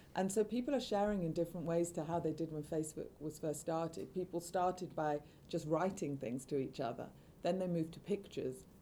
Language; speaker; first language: English; native; English